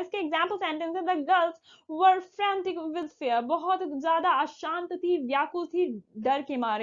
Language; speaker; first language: Hindi; native; Hindi